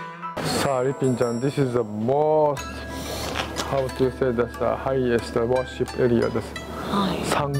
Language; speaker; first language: English; non-native, learner; Japanese